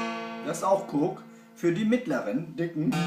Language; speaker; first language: German; non-native, fluent; Kurdish